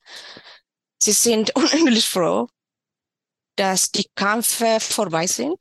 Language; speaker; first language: German; non-native, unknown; Tigrinya